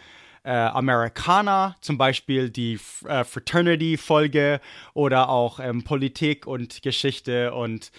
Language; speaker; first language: German; non-native, fluent; English